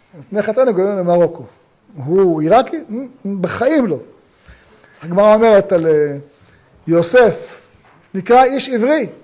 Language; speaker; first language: Hebrew; native; Hebrew